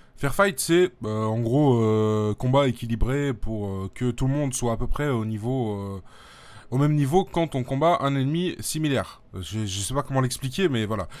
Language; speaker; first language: French; native; French